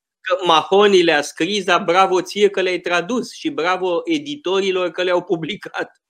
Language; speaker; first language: Romanian; native; Romanian